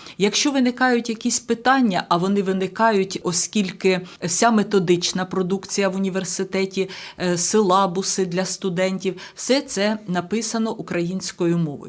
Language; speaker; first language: Ukrainian; native; Ukrainian